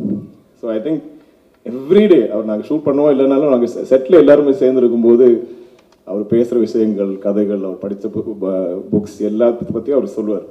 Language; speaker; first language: Tamil; non-native, local second language; Malayalam